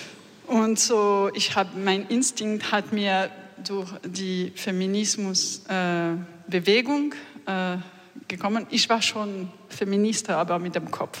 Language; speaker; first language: German; non-native, fluent; French